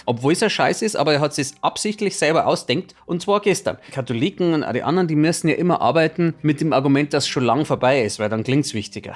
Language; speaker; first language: German; native; German